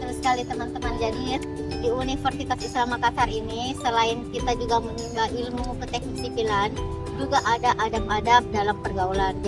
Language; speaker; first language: Indonesian; native; Indonesian